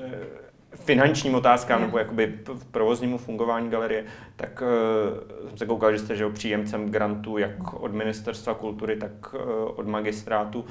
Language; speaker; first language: Czech; native; Czech